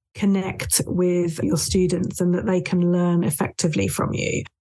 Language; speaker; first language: English; native; English